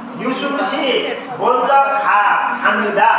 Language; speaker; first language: Korean; non-native, fluent; Nepali